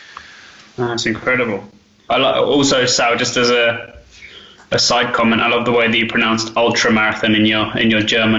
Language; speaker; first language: English; native; English